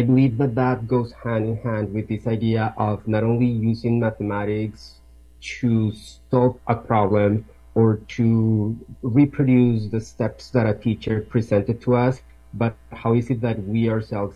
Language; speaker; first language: English; non-native, fluent; Spanish